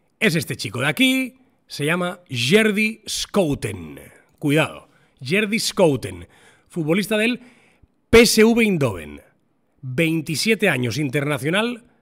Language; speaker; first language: Spanish; native; Spanish